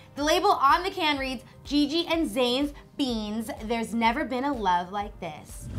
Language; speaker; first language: English; native; English